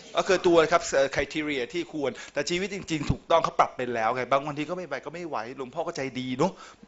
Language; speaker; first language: Thai; native; Thai